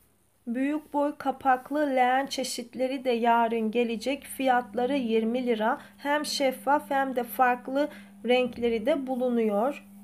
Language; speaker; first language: Turkish; native; Turkish